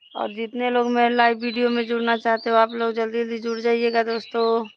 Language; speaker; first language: Hindi; native; Hindi